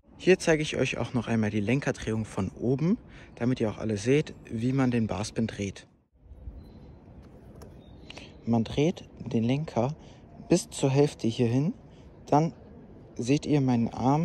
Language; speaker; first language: German; native; German